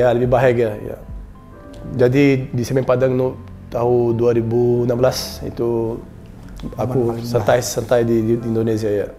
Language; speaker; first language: Indonesian; non-native, learner; Portuguese